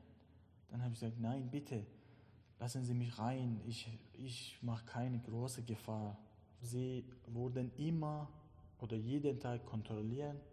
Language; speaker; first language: German; non-native, learner; Persian